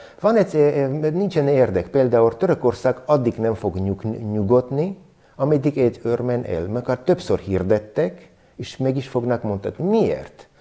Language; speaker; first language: Hungarian; non-native, learner; Armenian